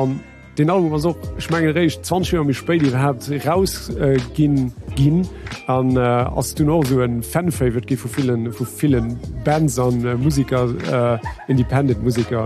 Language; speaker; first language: German; native; German